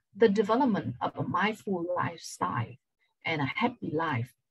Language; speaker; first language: English; non-native, fluent; Vietnamese